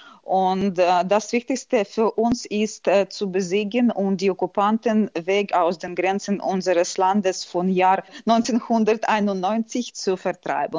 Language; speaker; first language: German; non-native, fluent; Ukrainian